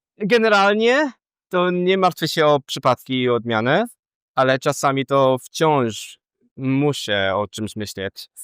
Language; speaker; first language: Polish; non-native, fluent; Cantonese